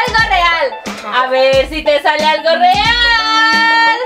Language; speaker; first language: Spanish; native; Spanish